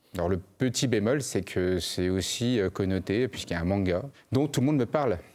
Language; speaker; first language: French; early bilingual, other home language; Khmer